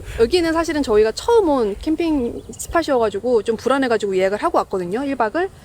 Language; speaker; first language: Korean; native; Korean